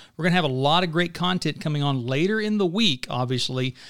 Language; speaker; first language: English; native; English